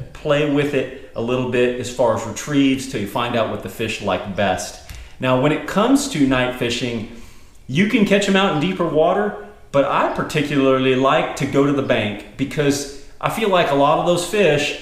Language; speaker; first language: English; native; English